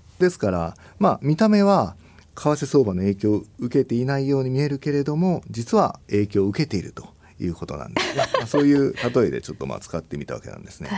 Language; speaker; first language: Japanese; native; Japanese